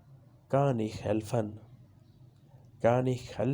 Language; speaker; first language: German; non-native, fluent; Urdu